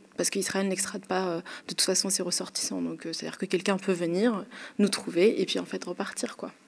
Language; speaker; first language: French; early bilingual, other home language; Arabic